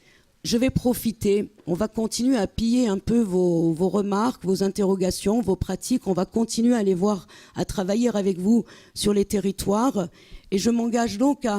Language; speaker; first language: French; native; French